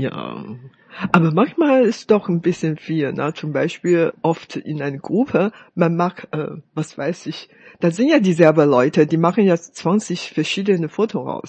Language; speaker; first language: German; non-native, fluent; Chinese